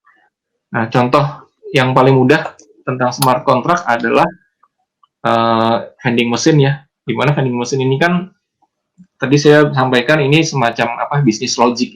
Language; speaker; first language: Indonesian; native; Indonesian